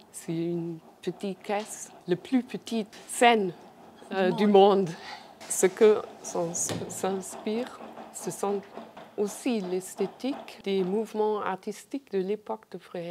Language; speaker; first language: French; non-native, fluent; German